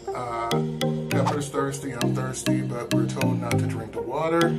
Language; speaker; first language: English; native; English